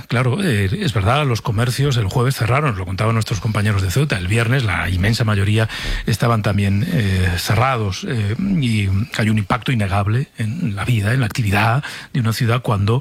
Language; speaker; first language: Spanish; native; Spanish